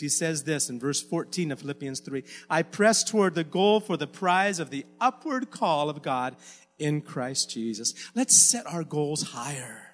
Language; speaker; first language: English; native; English